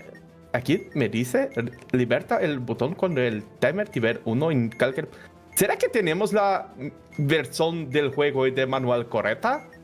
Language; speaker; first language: Spanish; non-native, learner; Portuguese